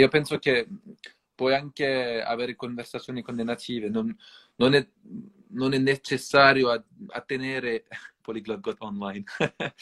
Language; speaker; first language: English; non-native, fluent; French